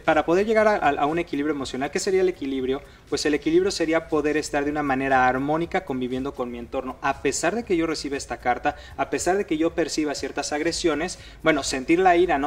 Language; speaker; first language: Spanish; native; Spanish